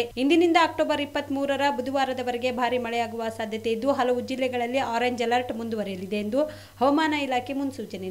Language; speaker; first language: Kannada; native; Kannada